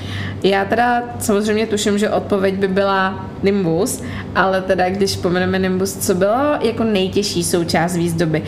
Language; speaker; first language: Czech; native; Czech